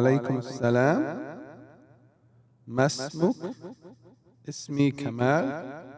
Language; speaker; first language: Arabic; non-native, learner; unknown